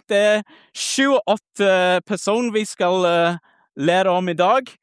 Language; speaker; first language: Norwegian; non-native, learner; English